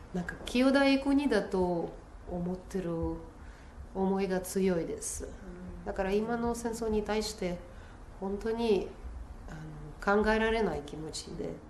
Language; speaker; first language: Japanese; non-native, fluent; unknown